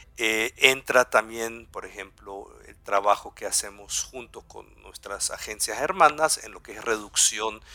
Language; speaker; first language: Spanish; non-native, local second language; German